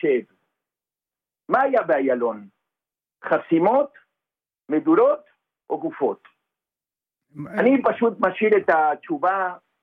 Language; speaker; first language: Hebrew; non-native, fluent; Spanish